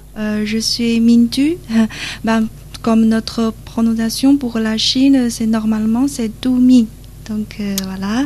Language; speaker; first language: French; non-native, learner; Chinese